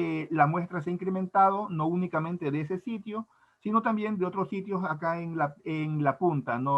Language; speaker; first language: Spanish; native; Spanish